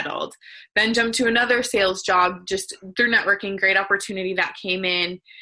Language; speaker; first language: English; native; English